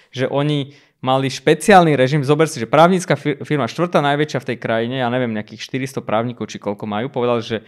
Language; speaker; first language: Slovak; early bilingual, other home language; Armenian